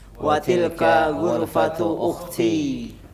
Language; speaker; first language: Arabic; non-native, learner; Indonesian